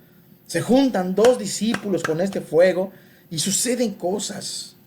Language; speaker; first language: Spanish; native; Spanish